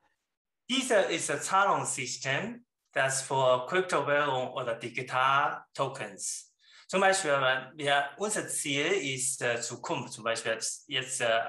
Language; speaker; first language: German; non-native, learner; Chinese